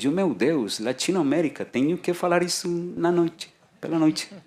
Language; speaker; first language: Portuguese; non-native, fluent; Spanish